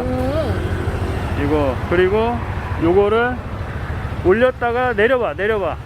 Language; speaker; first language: Korean; native; Korean